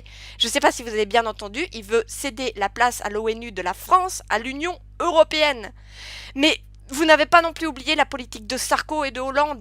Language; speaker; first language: French; native; French